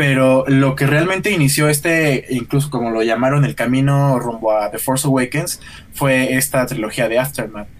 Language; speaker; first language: Spanish; native; Spanish